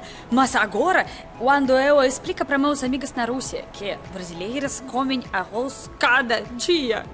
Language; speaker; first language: Portuguese; non-native, learner; Russian